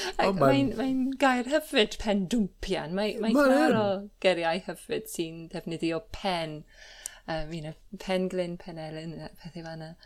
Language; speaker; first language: Welsh; non-native, fluent; English